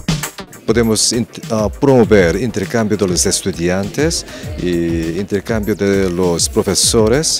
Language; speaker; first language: Spanish; non-native, learner; Korean